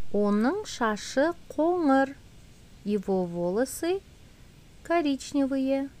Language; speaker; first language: Russian; non-native, local second language; Kazakh